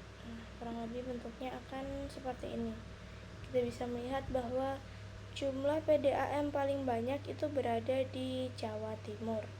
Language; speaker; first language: Indonesian; native; Indonesian